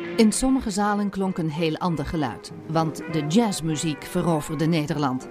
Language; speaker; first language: Dutch; native; Dutch